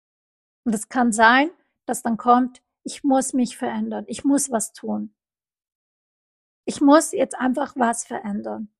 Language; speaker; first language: German; non-native, fluent; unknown